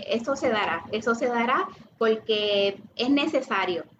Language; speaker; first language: Spanish; native; Spanish